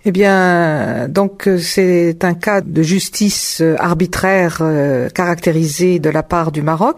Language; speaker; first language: French; native; French